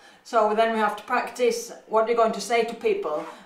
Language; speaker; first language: English; early bilingual, other home language; German